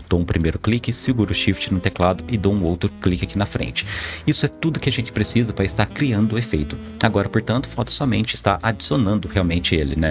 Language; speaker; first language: Portuguese; native; Portuguese